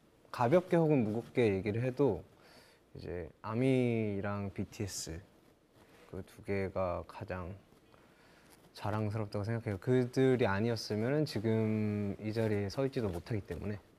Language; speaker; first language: Korean; native; Korean